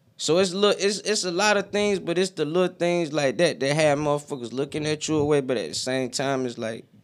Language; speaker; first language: English; native; English